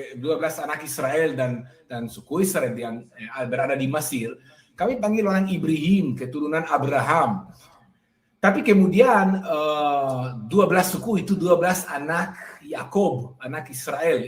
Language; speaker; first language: Indonesian; non-native, fluent; Hebrew